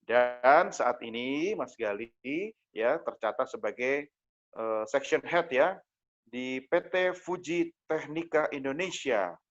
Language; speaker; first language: Indonesian; native; Indonesian